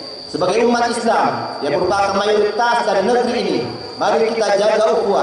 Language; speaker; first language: Indonesian; native; Indonesian